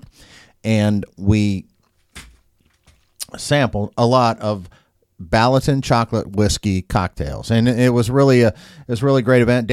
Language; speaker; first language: English; native; English